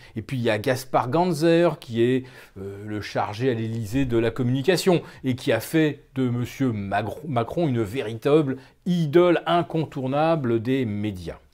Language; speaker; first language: French; native; French